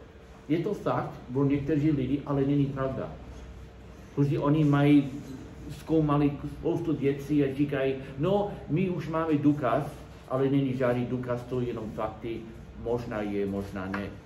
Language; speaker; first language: Czech; non-native, learner; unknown